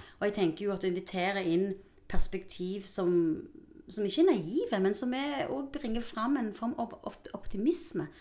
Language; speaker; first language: Norwegian; early bilingual, other home language; Spanish